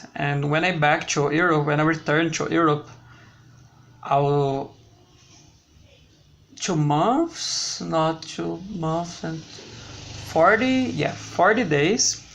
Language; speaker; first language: English; non-native, learner; Portuguese